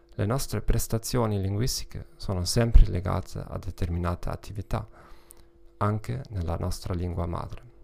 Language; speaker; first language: Italian; non-native, learner; German